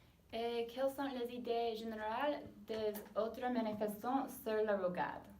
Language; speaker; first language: French; non-native, learner; English